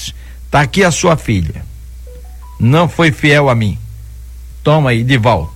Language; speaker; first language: Portuguese; native; Portuguese